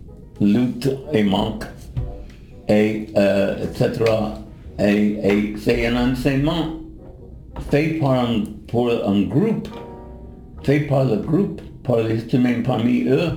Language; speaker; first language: French; non-native, fluent; English